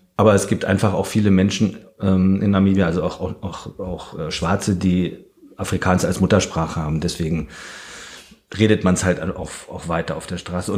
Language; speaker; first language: German; early bilingual, heritage; German